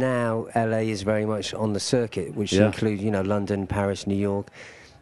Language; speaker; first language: English; native; English